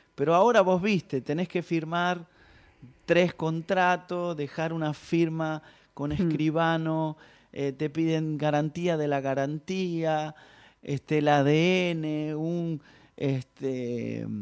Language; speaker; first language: Spanish; native; Spanish